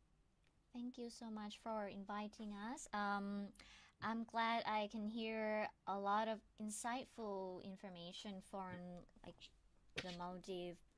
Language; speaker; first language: English; non-native, fluent; Thai